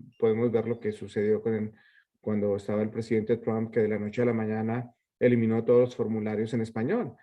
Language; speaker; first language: Spanish; early bilingual, heritage; Spanish